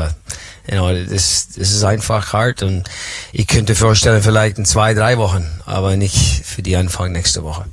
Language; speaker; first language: German; non-native, learner; English